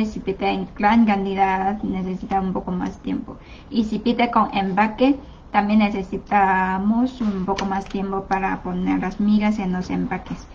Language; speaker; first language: Spanish; non-native, learner; Chinese